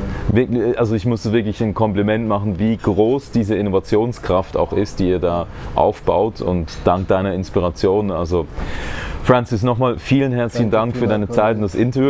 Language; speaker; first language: German; native; German